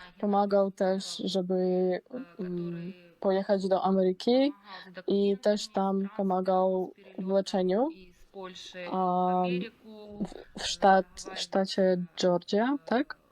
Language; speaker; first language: Polish; non-native, fluent; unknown